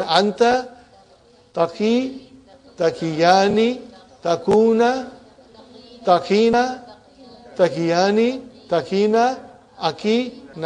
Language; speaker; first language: Arabic; non-native, fluent; Urdu